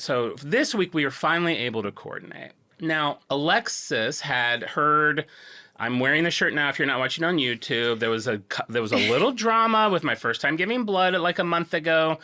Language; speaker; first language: English; native; English